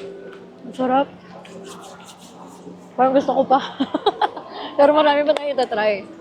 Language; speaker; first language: Filipino; native; Filipino